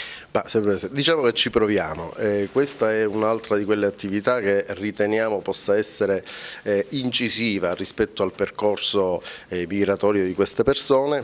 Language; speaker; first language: Italian; native; Italian